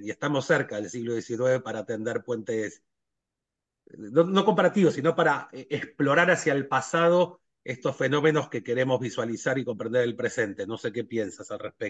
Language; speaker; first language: Spanish; native; Spanish